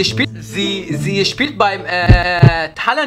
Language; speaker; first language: German; non-native, learner; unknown